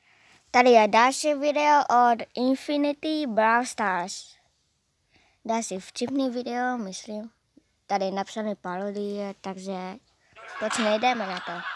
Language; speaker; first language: Czech; non-native, learner; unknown